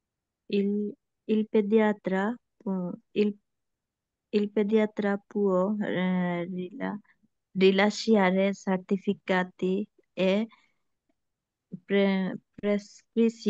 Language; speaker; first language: Italian; non-native, learner; Bangla